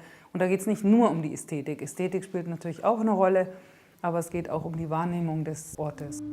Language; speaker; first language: German; native; German